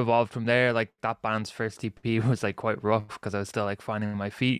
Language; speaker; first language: English; native; English